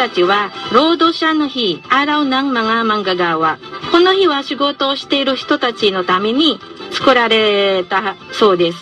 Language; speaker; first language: Japanese; non-native, fluent; Filipino